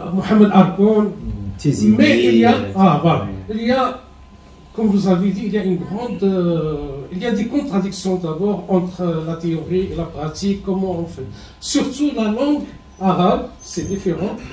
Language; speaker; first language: French; non-native, learner; Arabic